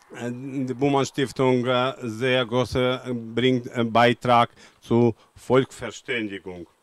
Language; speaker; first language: German; non-native, learner; Russian